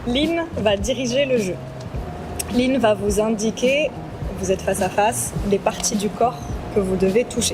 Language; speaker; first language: French; native; French